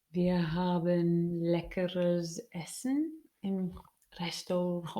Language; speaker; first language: German; non-native, learner; English